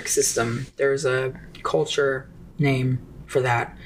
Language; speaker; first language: English; native; English